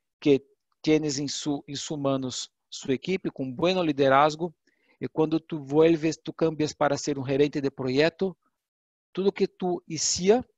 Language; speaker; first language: Portuguese; non-native, learner; Spanish